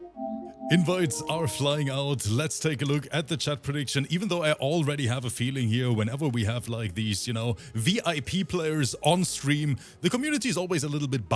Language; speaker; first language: English; native; English